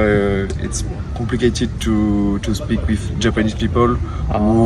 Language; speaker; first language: English; non-native, learner; French